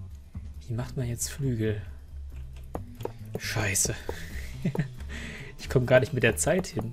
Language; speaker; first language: German; native; German